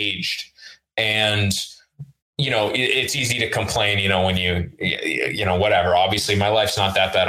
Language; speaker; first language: English; early bilingual, other home language; Russian